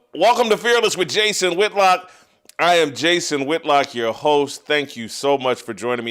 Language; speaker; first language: English; native; English